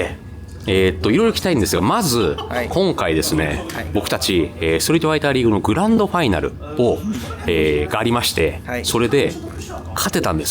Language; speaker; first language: Japanese; native; Japanese